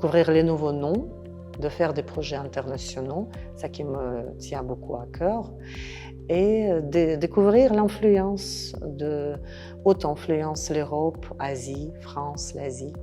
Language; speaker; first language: French; non-native, fluent; Russian